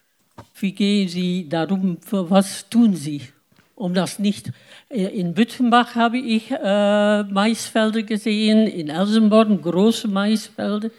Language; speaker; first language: German; non-native, learner; Dutch